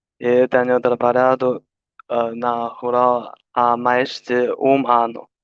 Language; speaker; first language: Portuguese; non-native, learner; Chinese